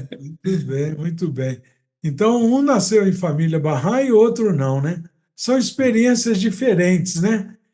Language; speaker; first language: Portuguese; native; Portuguese